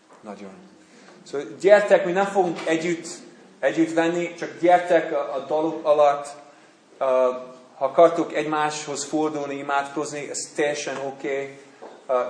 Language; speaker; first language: Hungarian; non-native, learner; English